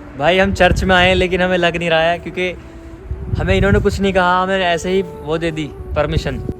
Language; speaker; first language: Hindi; native; Hindi